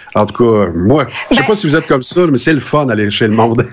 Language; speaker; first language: French; native; French